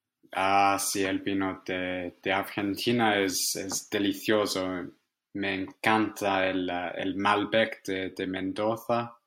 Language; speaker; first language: Spanish; non-native, fluent; English